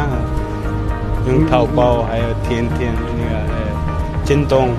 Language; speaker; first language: Chinese; non-native, learner; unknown